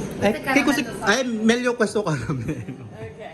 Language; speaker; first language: Italian; non-native, learner; Filipino